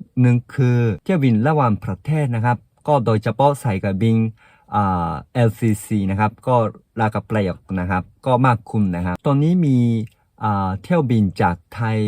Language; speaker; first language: Thai; non-native, fluent; Japanese